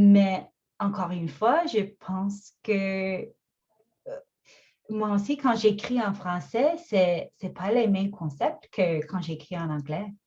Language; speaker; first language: French; non-native, fluent; English